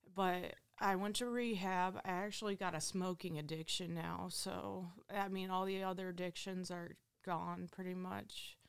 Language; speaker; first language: English; native; English